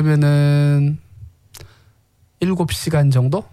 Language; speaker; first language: Korean; native; Korean